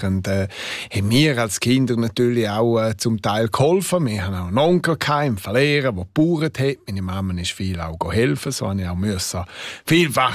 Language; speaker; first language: German; non-native, local second language; Romansh